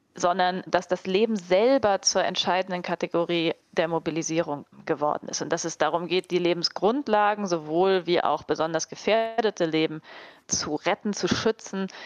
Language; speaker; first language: German; native; German